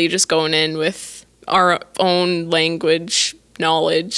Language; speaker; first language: English; native; English